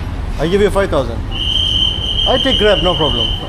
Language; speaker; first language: English; non-native, fluent; Urdu